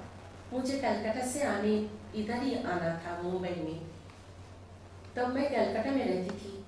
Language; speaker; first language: Hindi; non-native, local second language; Bangla